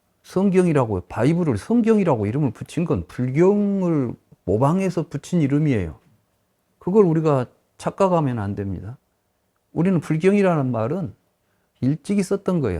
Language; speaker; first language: Korean; native; Korean